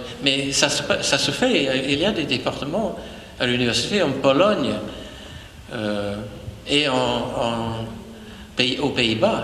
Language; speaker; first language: French; non-native, fluent; English